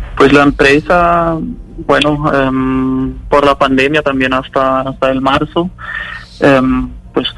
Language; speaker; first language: Spanish; non-native, fluent; German